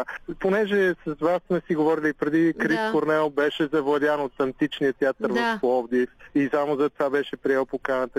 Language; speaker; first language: Bulgarian; native; Bulgarian